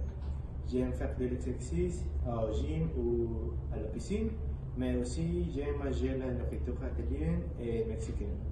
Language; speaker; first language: French; non-native, learner; Spanish